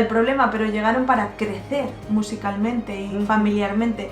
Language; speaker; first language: Spanish; native; Spanish